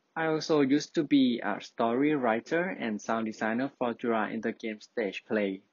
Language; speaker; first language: English; non-native, fluent; Thai